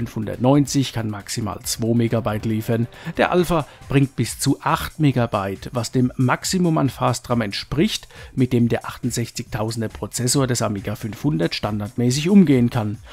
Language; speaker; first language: German; native; German